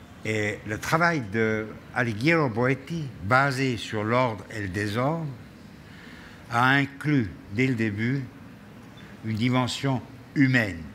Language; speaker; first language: French; non-native, fluent; German